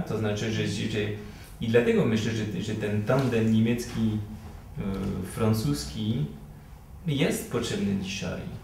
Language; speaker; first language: Polish; non-native, fluent; French